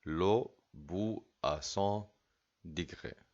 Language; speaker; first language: French; non-native, fluent; Arabic